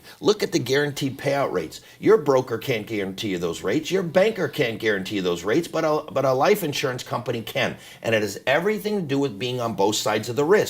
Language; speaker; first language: English; native; English